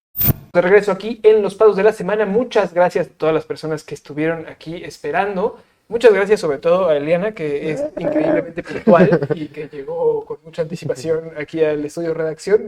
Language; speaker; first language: Spanish; native; Spanish